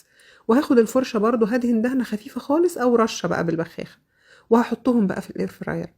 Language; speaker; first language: Arabic; native; Arabic